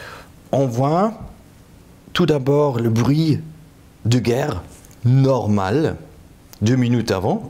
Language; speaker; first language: French; non-native, fluent; German